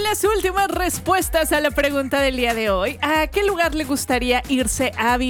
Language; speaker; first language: Spanish; native; Spanish